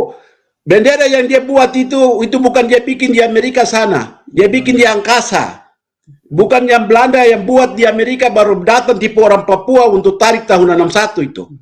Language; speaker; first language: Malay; non-native, local second language; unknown